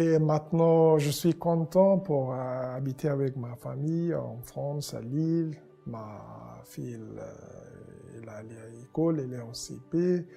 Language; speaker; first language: French; non-native, learner; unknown